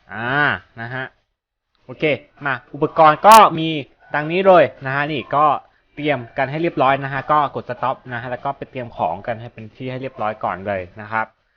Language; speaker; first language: Thai; native; Thai